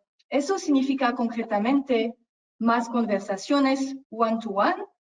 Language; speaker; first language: Spanish; non-native, fluent; French